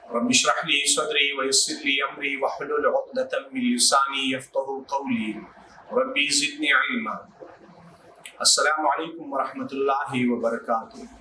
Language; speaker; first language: Urdu; non-native, local second language; Pashto